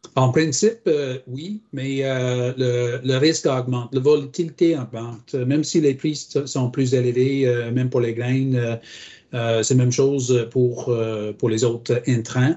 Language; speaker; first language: French; non-native, local second language; English